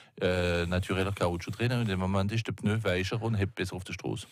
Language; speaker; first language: German; non-native, local second language; French